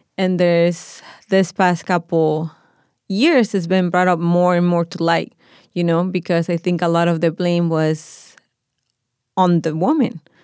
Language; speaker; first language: English; non-native, fluent; Spanish